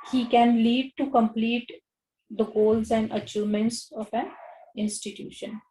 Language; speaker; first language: English; non-native, local second language; Marathi